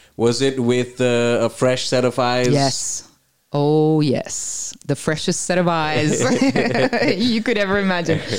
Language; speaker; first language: English; early bilingual, other home language; Italian